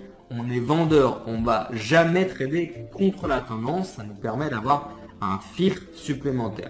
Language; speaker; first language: French; native; French